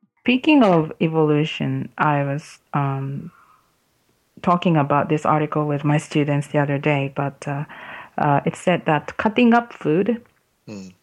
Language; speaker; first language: English; non-native, fluent; Japanese